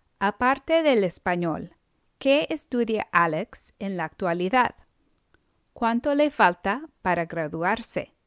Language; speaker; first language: Spanish; non-native, fluent; English